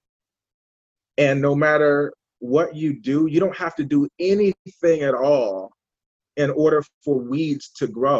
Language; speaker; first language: English; native; English